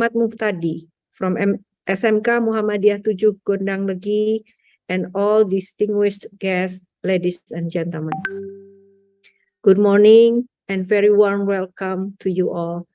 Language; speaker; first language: English; non-native, fluent; Indonesian